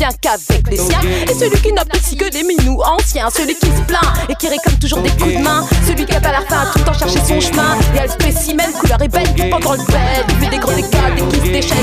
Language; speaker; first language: French; native; French